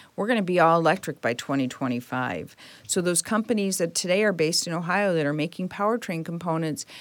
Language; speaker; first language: English; native; English